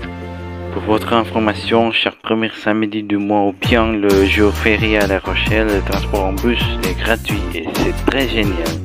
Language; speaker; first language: French; non-native, learner; Indonesian